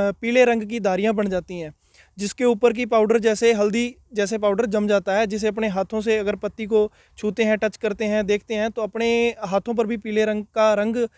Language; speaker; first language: Hindi; non-native, local second language; Punjabi